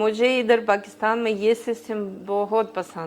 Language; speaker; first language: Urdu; early bilingual, heritage; Greek